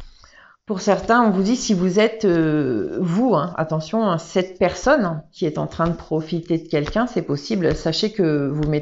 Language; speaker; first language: French; native; French